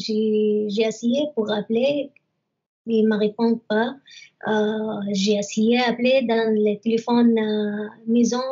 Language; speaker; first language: French; non-native, learner; Arabic